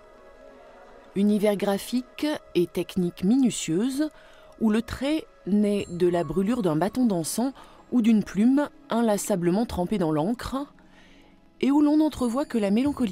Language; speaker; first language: French; native; French